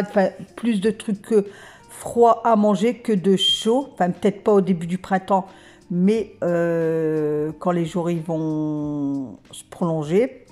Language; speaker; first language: French; native; French